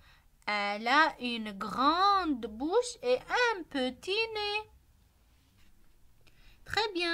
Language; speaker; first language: French; non-native, local second language; Arabic